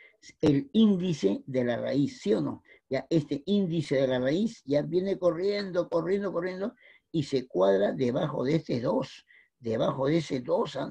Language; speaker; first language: Spanish; native; Spanish